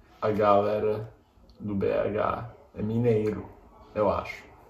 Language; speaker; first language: Portuguese; non-native, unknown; English